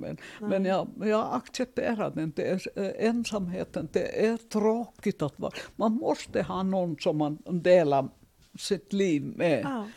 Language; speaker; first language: Swedish; non-native, learner; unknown